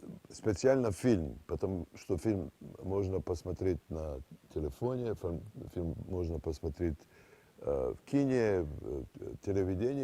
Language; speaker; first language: Russian; non-native, fluent; Serbian